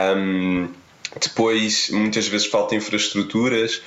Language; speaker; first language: Portuguese; native; Portuguese